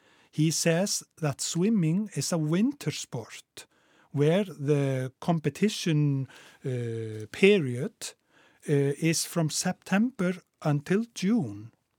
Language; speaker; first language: English; non-native, fluent; Icelandic